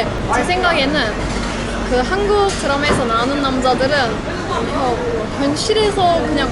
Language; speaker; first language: Korean; non-native, fluent; Turkish